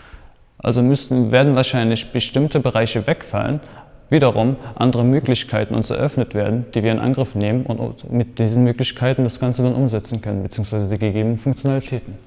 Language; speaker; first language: German; native; German